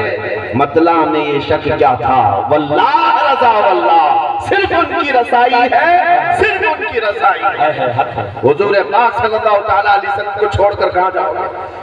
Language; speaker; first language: Urdu; native; Urdu